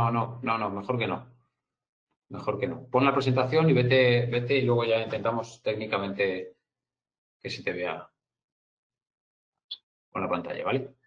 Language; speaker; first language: Spanish; native; Spanish